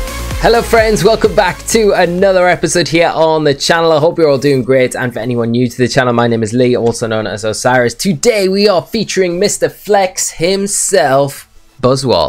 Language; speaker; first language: English; native; English